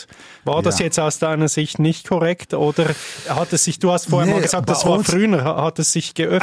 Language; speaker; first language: German; native; German